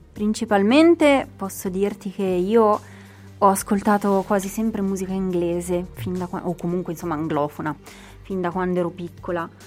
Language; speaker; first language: Italian; native; Italian